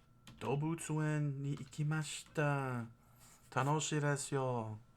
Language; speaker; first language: Japanese; non-native, learner; English